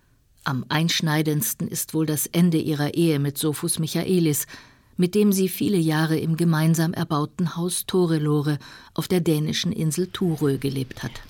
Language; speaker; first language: German; native; German